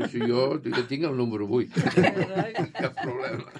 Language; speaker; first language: Catalan; native; Catalan